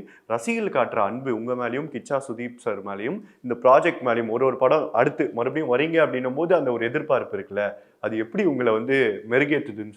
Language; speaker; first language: Tamil; native; Tamil